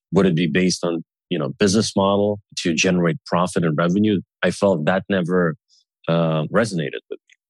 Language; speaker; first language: English; early bilingual, other home language; Russian